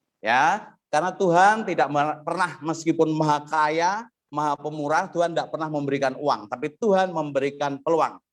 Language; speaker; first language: Indonesian; non-native, local second language; Javanese